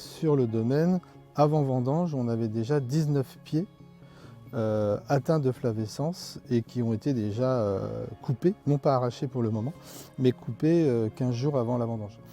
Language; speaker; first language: French; native; French